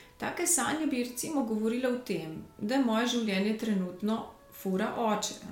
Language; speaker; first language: Slovenian; native; Slovenian